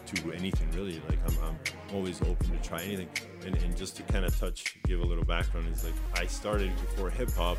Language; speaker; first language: English; early bilingual, other home language; Spanish